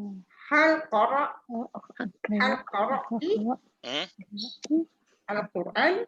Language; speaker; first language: Arabic; non-native, learner; Malay